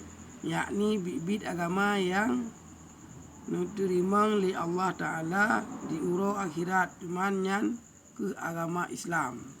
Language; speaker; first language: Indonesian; non-native, local second language; Achinese